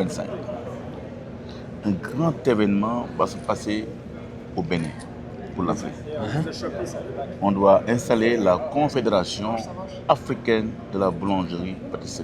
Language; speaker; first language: French; non-native, local second language; Wolof